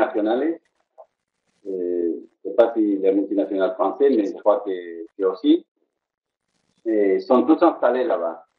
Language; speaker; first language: French; non-native, fluent; Spanish